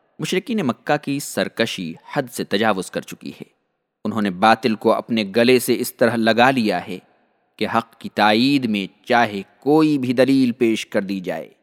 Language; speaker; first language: Urdu; native; Urdu